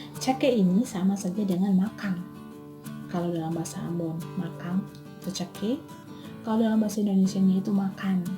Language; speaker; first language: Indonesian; native; Indonesian